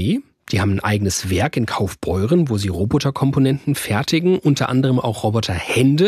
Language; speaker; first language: German; native; German